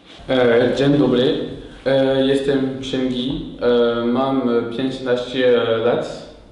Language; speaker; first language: Polish; non-native, learner; French